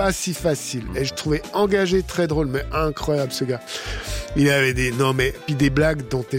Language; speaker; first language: French; native; French